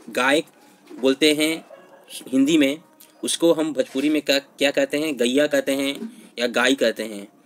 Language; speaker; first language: Hindi; non-native, local second language; Bhojpuri